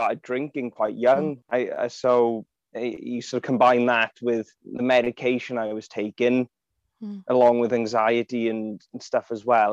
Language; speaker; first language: English; native; English